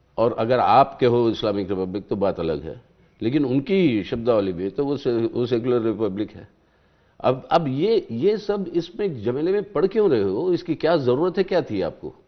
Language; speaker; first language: Hindi; non-native, local second language; Telugu